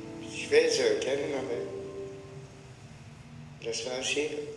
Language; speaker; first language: German; non-native, learner; Polish